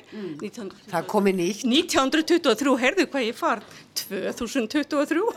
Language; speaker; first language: Icelandic; native; Icelandic